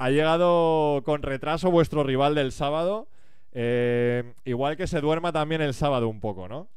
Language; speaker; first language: Spanish; native; Spanish